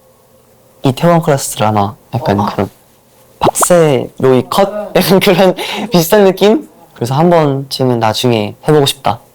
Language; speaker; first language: Korean; non-native, fluent; Japanese